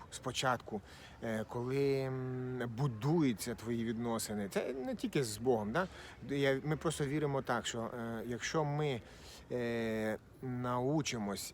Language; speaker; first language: Ukrainian; non-native, local second language; Russian